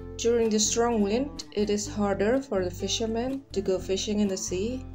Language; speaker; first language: English; non-native, fluent; Indonesian